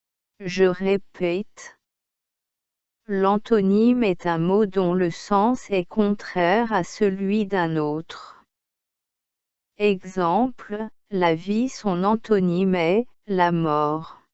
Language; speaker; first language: French; non-native, local second language; Arabic